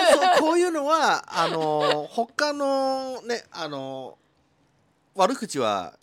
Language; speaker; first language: Japanese; non-native, fluent; Chinese